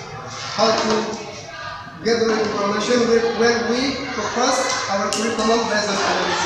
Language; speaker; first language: English; non-native, learner; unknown